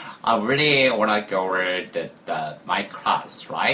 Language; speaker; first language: English; non-native, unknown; Korean